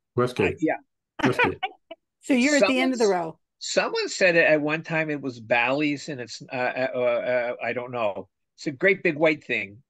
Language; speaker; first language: English; native; English